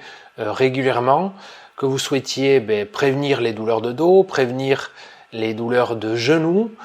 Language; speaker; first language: French; native; French